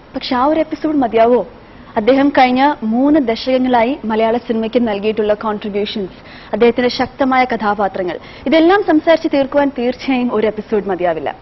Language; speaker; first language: Malayalam; native; Malayalam